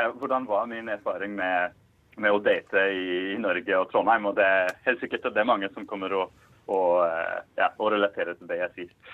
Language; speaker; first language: Norwegian; non-native, fluent; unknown